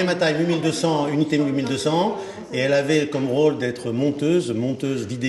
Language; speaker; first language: French; native; French